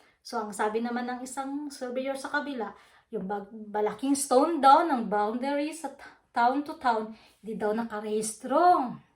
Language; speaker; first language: Filipino; non-native, local second language; Waray